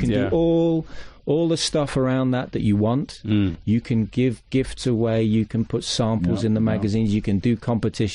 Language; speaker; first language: English; native; English